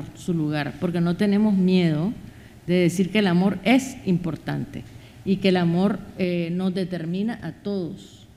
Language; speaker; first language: Spanish; native; Spanish